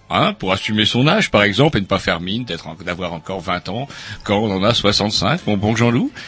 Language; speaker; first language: French; native; French